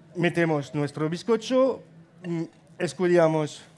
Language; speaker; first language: Spanish; non-native, fluent; French